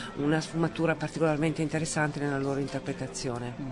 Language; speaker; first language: Italian; native; Italian